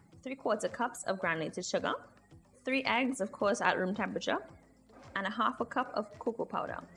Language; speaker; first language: English; native; English